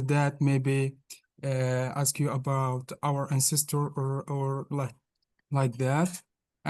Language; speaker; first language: English; non-native, learner; Arabic